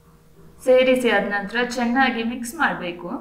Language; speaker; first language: Kannada; native; Kannada